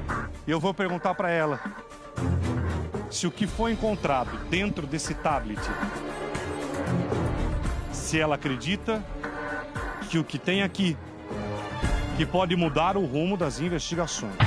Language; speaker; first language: Portuguese; native; Portuguese